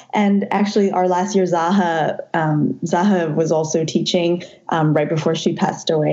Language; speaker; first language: English; non-native, local second language; Cantonese